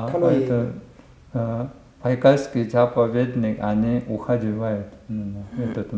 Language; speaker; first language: Russian; non-native, learner; Korean